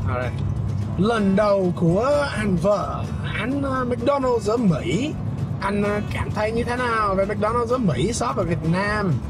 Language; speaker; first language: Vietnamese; non-native, learner; English